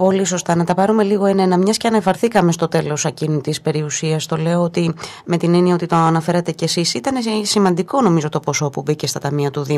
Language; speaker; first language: Greek; native; Greek